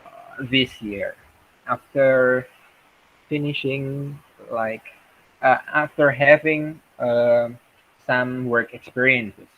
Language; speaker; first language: English; non-native, learner; Indonesian